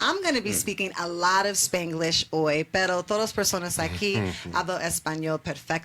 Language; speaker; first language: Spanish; non-native, learner; English